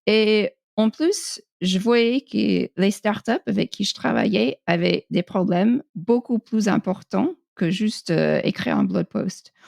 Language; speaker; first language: French; non-native, fluent; English